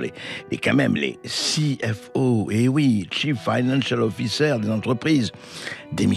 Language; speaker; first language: French; native; French